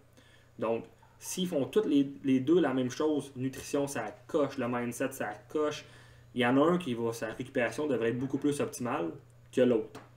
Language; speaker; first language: French; native; French